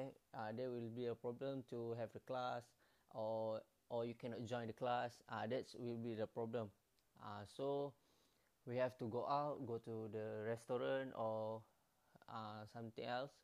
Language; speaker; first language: English; non-native, learner; Malay